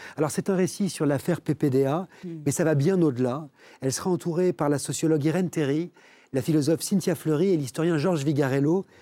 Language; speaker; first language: French; native; French